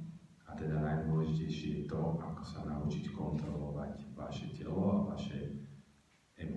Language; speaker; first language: Slovak; native; Slovak